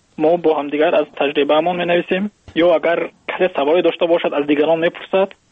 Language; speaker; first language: Persian; native; Persian